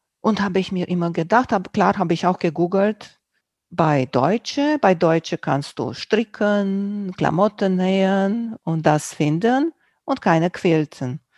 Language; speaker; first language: German; non-native, fluent; Romanian